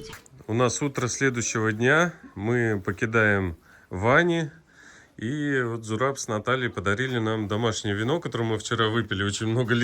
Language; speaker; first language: Russian; native; Russian